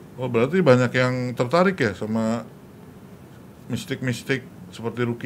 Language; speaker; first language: Indonesian; native; Indonesian